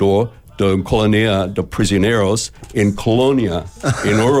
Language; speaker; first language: Spanish; non-native, learner; English